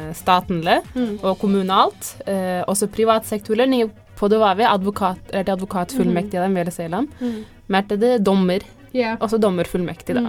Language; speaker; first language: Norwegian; early bilingual, other home language; Tamil